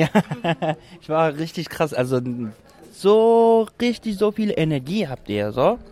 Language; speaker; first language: German; non-native, fluent; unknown